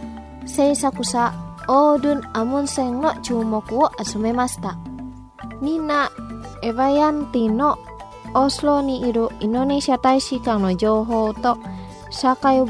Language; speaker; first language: Japanese; non-native, fluent; Indonesian